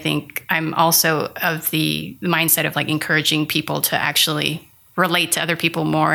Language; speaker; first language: English; non-native, local second language; Filipino